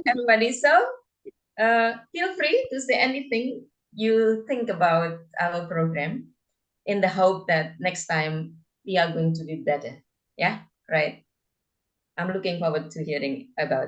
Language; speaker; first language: English; non-native, fluent; Indonesian